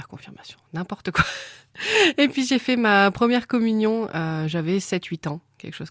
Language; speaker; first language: French; native; French